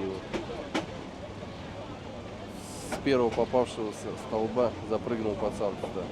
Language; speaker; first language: Russian; native; Russian